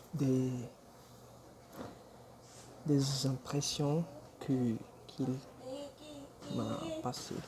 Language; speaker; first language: French; non-native, fluent; Portuguese